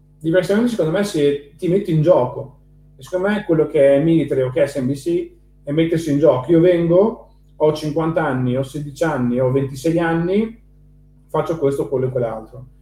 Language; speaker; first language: Italian; native; Italian